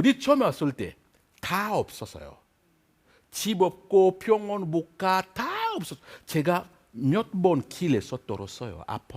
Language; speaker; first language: Korean; non-native, learner; French